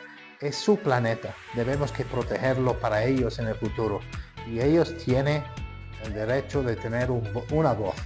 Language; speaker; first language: Spanish; non-native, fluent; English